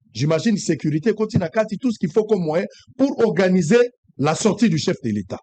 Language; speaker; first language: French; non-native, local second language; Lingala